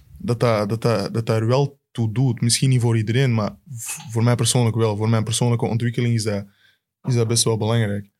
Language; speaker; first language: Dutch; native; Dutch